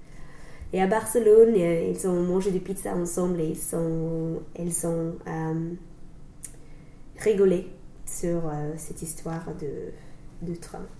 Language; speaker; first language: French; non-native, learner; English